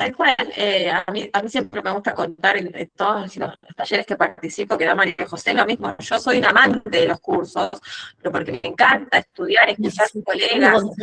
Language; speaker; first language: Spanish; native; Spanish